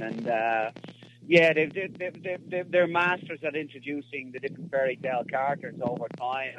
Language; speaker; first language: English; native; English